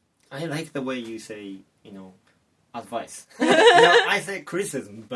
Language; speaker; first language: English; non-native, fluent; Japanese